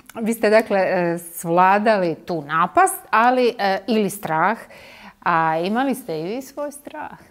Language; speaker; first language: Croatian; native; Croatian